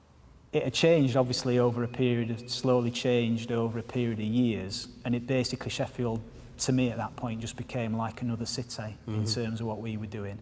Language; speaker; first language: English; native; English